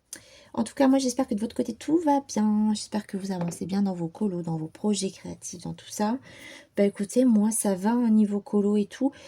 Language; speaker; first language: French; native; French